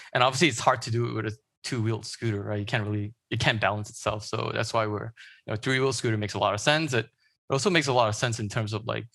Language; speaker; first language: English; non-native, local second language; Chinese